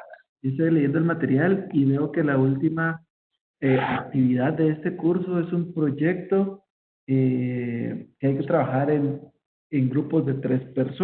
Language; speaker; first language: Spanish; native; Spanish